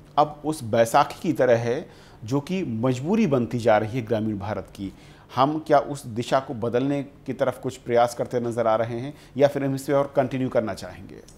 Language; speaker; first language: Hindi; native; Hindi